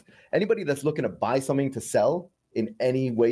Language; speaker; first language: English; native; English